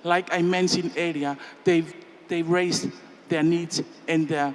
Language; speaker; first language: English; non-native, fluent; Tongan